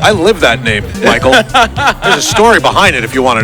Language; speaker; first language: English; native; English